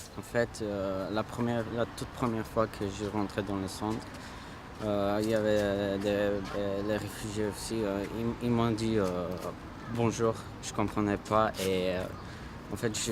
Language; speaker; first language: French; non-native, fluent; Armenian